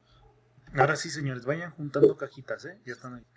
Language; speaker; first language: Spanish; native; Spanish